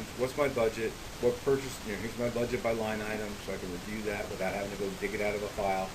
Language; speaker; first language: English; native; English